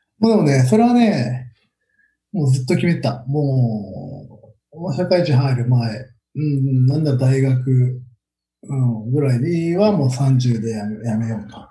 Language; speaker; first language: Japanese; native; Japanese